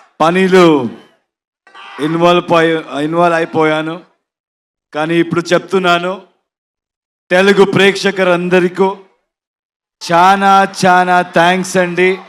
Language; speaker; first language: Telugu; non-native, learner; Kannada